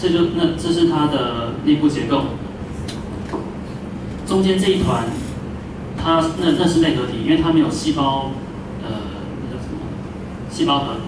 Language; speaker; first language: Chinese; native; Chinese